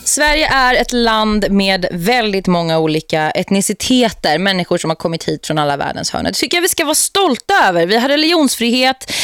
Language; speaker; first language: Swedish; native; Swedish